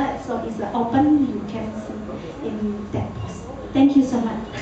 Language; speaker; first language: English; non-native, learner; Indonesian